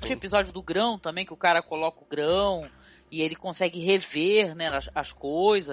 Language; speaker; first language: Portuguese; native; Portuguese